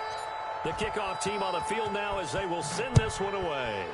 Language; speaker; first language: English; native; English